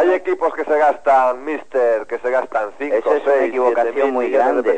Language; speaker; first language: Spanish; native; Spanish